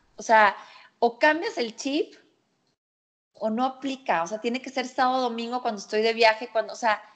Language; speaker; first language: Spanish; native; Spanish